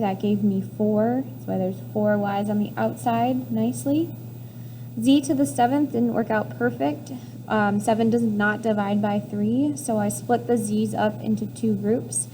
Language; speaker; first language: English; native; English